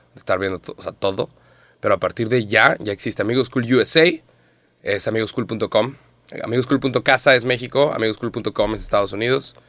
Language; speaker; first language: Spanish; native; Spanish